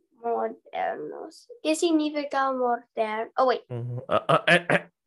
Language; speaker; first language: Spanish; non-native, learner; English